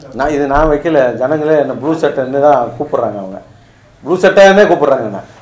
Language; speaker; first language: Tamil; native; Tamil